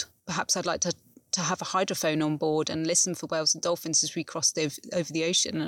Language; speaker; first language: English; native; English